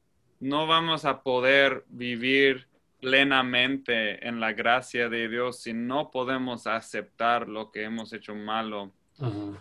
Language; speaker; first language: Spanish; non-native, fluent; English